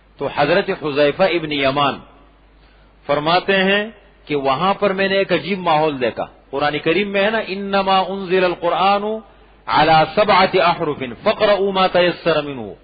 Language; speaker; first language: Urdu; non-native, local second language; Pashto